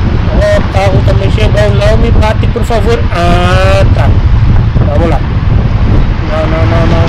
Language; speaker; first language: Portuguese; non-native, fluent; Hindi